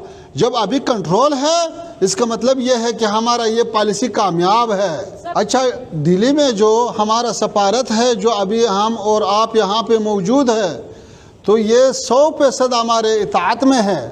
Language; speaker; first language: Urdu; non-native, fluent; Pashto